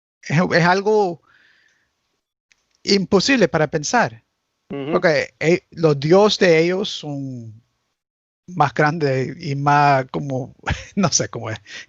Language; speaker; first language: Spanish; early bilingual, heritage; Spanish